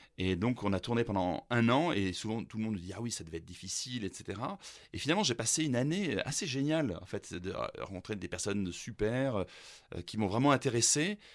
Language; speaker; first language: French; early bilingual, other home language; German